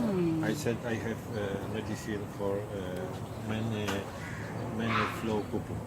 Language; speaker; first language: English; non-native, learner; Polish